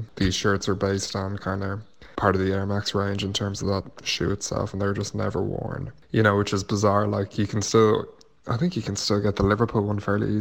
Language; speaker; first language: English; native; English